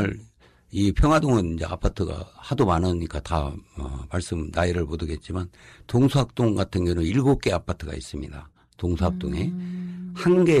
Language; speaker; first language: Korean; native; Korean